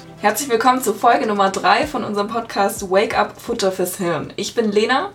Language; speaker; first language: German; native; German